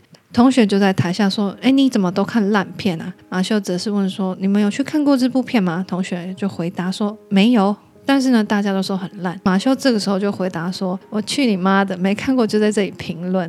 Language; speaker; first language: Chinese; native; Chinese